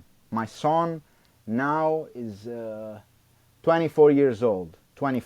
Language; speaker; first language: English; non-native, learner; Italian